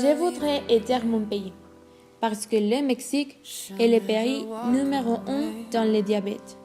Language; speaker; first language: French; non-native, learner; Spanish